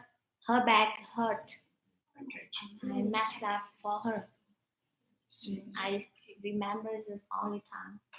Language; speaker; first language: English; non-native, learner; Vietnamese